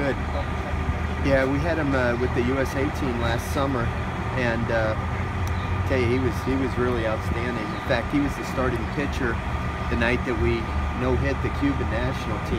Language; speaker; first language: English; native; English